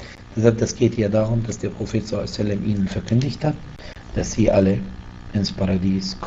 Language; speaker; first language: German; non-native, fluent; Arabic